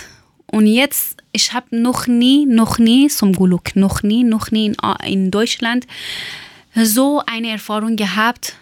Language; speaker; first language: German; non-native, learner; Persian